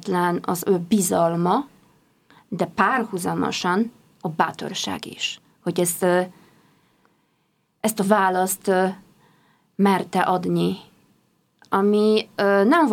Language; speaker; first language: Hungarian; non-native, fluent; Polish